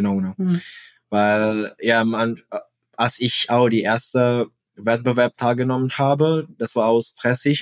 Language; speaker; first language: German; non-native, fluent; Indonesian